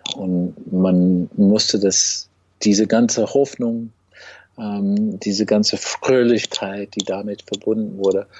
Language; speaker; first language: German; non-native, fluent; English